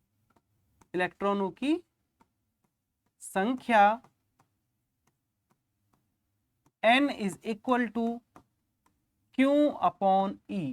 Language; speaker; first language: Hindi; native; Hindi